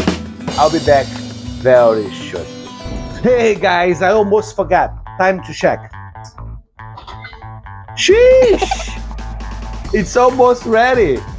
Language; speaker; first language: English; non-native, fluent; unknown